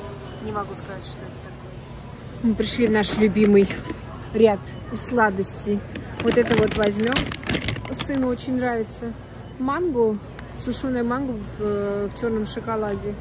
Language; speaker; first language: Russian; native; Russian